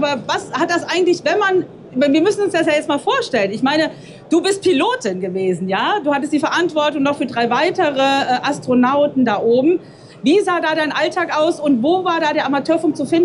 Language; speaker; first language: German; native; German